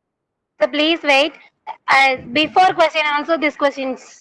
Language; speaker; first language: English; non-native, learner; Tamil